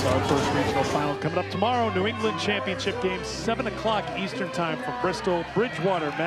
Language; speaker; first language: English; native; English